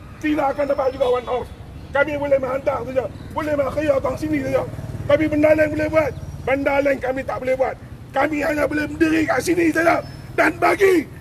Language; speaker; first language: Malay; native; Malay